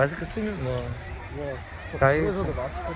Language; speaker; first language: Korean; native; Korean